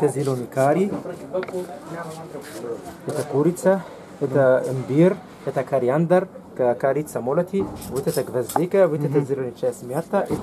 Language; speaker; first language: Russian; non-native, learner; Arabic